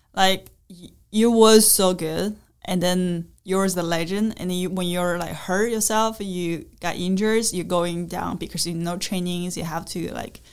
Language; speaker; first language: English; non-native, learner; Chinese